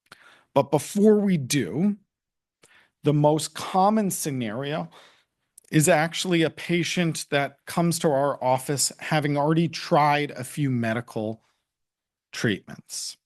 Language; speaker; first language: English; native; English